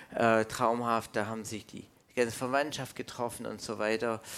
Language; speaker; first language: German; non-native, fluent; English